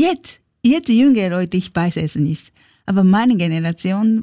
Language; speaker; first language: German; non-native, learner; Japanese